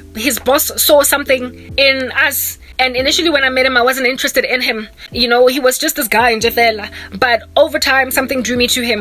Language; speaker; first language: English; non-native, local second language; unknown